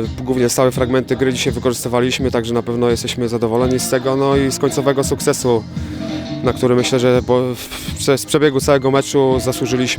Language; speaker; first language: Polish; native; Polish